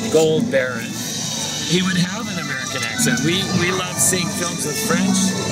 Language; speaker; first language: English; native; English